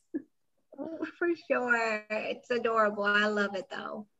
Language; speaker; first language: English; non-native, fluent; Spanish